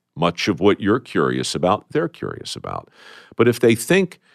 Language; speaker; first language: English; native; English